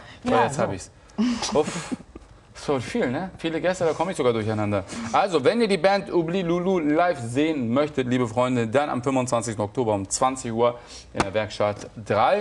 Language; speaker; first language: German; native; German